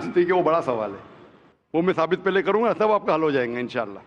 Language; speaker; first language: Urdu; non-native, local second language; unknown